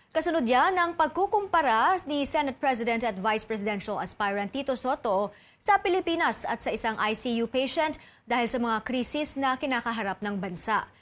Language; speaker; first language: Filipino; native; Filipino